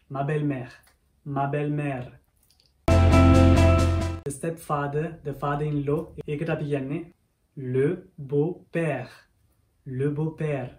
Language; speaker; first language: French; early bilingual, other home language; Sinhala